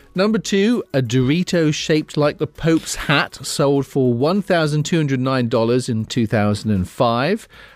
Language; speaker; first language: English; native; English